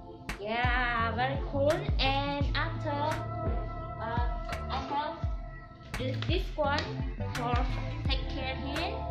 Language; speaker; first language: English; non-native, learner; Vietnamese